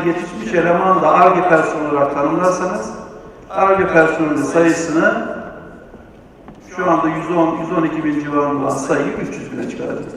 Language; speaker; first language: Turkish; native; Turkish